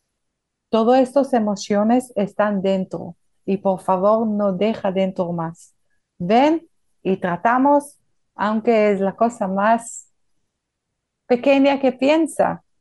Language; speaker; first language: Spanish; non-native, fluent; Hebrew